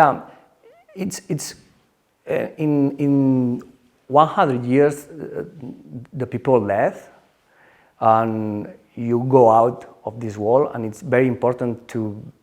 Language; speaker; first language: English; non-native, learner; Spanish